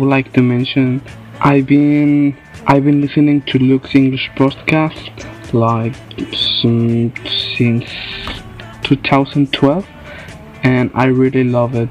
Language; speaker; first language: English; non-native, fluent; Spanish